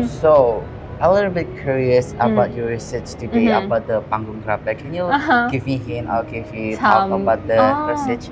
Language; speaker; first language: English; non-native, learner; Indonesian